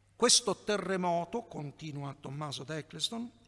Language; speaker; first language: Italian; native; Italian